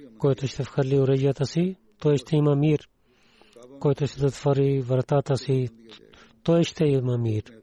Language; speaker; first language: Bulgarian; non-native, learner; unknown